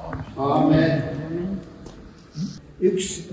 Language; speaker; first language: Estonian; non-native, fluent; Russian